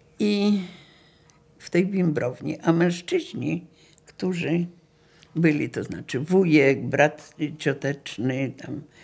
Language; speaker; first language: Polish; native; Polish